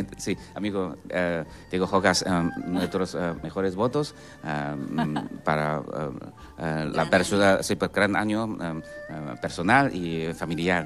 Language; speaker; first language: Spanish; non-native, fluent; Chinese